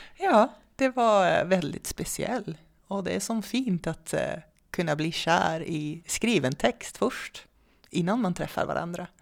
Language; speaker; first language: Swedish; non-native, fluent; Dutch